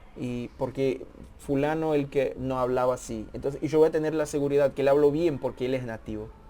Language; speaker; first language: Spanish; non-native, fluent; Portuguese